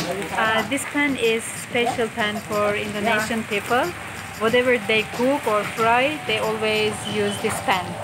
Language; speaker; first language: English; non-native, fluent; Turkish